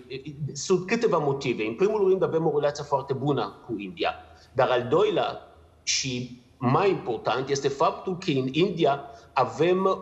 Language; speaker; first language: Romanian; non-native, learner; Hebrew